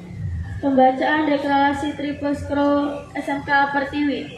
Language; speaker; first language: Indonesian; native; Indonesian